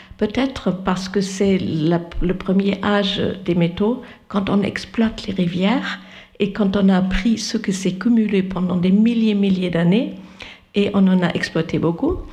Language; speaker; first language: French; non-native, fluent; German